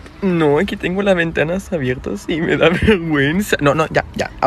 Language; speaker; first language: Spanish; native; Spanish